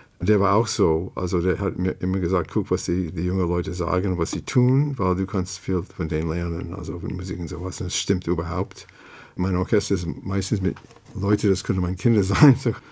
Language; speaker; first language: German; non-native, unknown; English